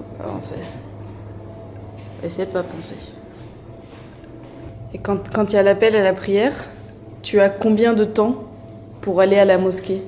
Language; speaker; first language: French; native; French